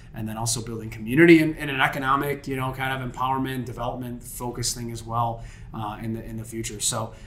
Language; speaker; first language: English; native; English